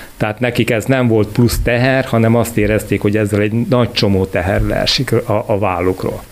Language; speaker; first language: Hungarian; native; Hungarian